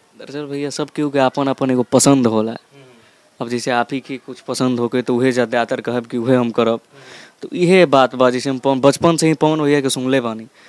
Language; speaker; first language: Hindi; native; Hindi